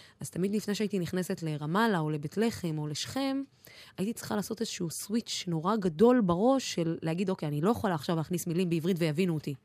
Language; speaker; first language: Hebrew; non-native, local second language; Arabic